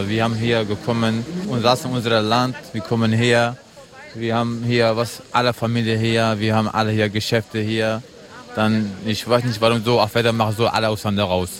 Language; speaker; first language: German; non-native, learner; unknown